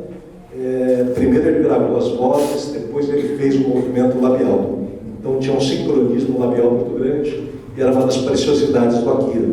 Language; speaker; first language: Portuguese; native; Portuguese